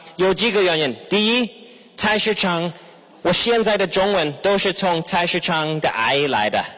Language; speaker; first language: Chinese; non-native, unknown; English